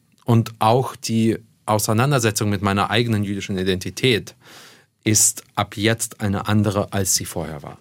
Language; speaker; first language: German; early bilingual, other home language; Russian